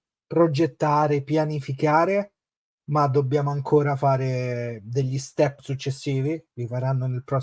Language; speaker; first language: Italian; native; Italian